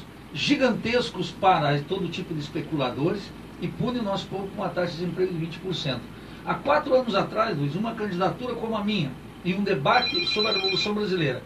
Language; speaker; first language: Portuguese; native; Portuguese